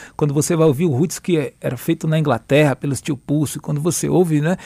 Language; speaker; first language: Portuguese; native; Portuguese